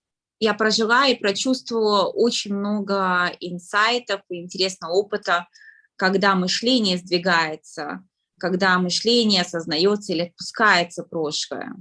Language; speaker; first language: Russian; native; Russian